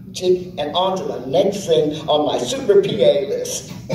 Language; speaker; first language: English; native; English